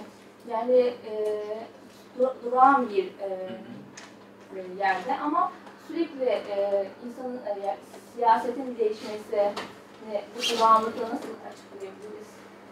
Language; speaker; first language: Turkish; non-native, fluent; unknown